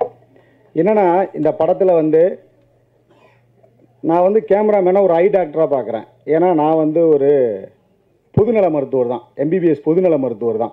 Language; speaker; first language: Tamil; native; Tamil